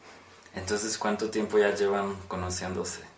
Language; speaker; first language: Spanish; non-native, fluent; Polish